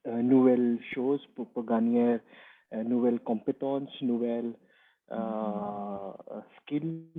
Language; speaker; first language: French; non-native, learner; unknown